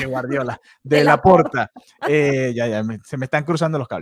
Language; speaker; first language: Spanish; native; Spanish